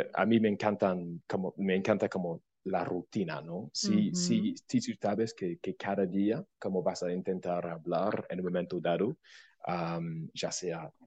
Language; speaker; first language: Spanish; non-native, fluent; English